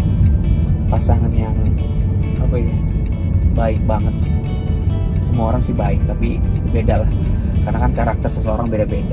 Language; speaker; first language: Indonesian; native; Indonesian